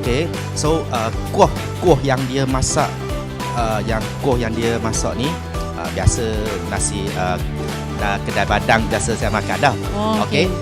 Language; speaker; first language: Malay; native; Malay